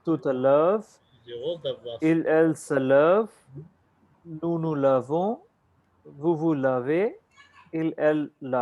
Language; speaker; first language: French; non-native, learner; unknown